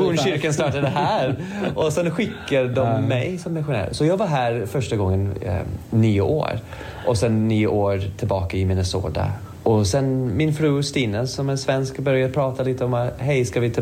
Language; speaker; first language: Swedish; non-native, fluent; English